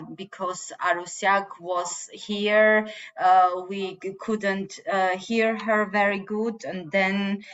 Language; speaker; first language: English; non-native, fluent; Armenian